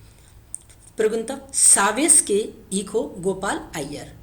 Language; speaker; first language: Spanish; non-native, learner; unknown